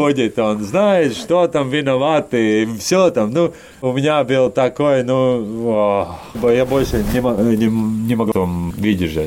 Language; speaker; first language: Russian; non-native, learner; Latvian